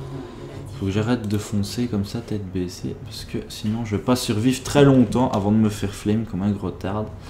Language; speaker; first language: French; native; French